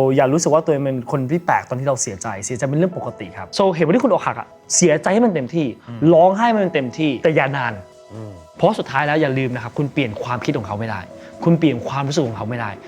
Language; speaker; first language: Thai; non-native, fluent; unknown